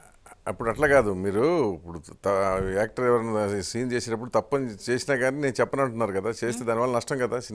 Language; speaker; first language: Telugu; native; Telugu